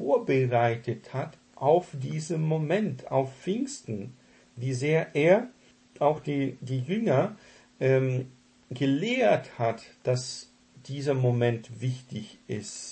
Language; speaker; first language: German; non-native, fluent; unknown